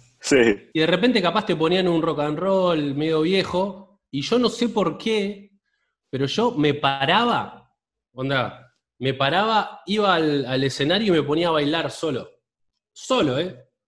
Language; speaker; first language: Spanish; native; Spanish